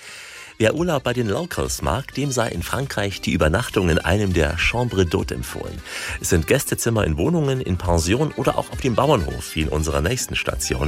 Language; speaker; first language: German; native; German